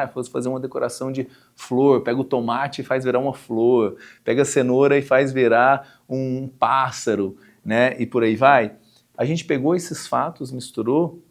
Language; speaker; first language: Portuguese; native; Portuguese